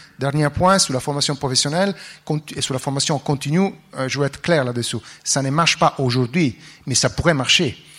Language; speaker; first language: French; non-native, fluent; Italian